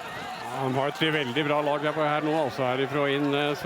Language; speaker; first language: Norwegian; native; Norwegian